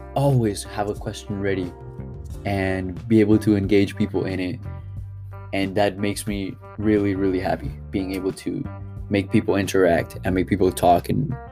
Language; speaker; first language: English; early bilingual, other home language; Spanish